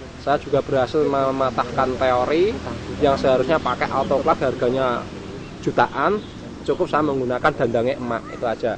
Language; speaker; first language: Indonesian; non-native, local second language; Javanese